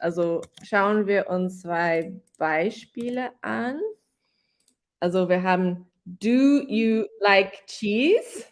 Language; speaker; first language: German; non-native, fluent; English